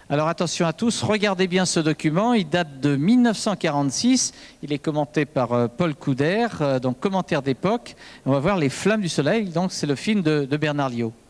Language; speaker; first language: French; native; French